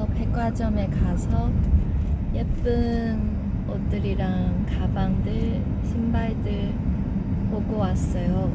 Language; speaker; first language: Korean; non-native, fluent; Chinese